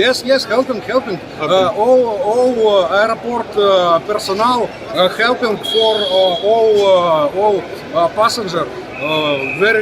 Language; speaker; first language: English; non-native, learner; Russian